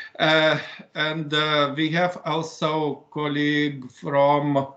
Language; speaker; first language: English; non-native, fluent; Lithuanian